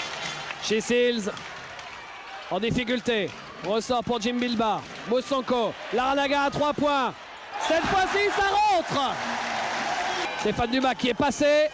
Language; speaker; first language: French; native; French